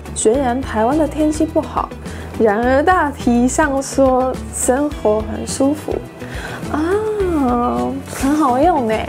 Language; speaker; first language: Chinese; non-native, fluent; English